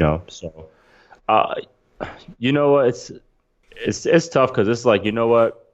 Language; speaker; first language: English; native; English